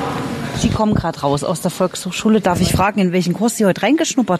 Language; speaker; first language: German; native; German